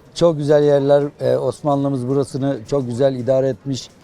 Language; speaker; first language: Turkish; native; Turkish